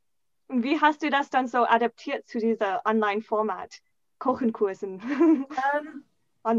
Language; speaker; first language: German; non-native, fluent; English